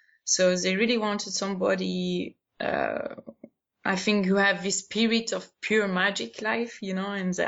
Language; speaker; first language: English; non-native, fluent; Spanish